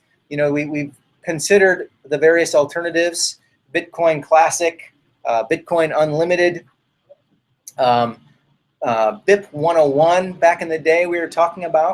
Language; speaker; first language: English; native; English